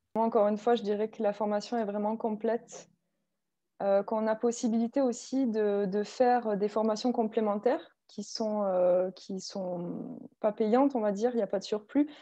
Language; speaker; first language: French; native; French